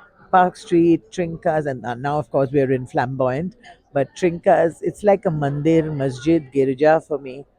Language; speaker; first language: English; non-native, local second language; Tamil